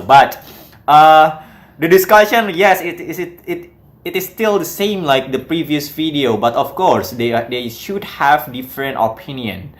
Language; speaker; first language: English; non-native, fluent; Indonesian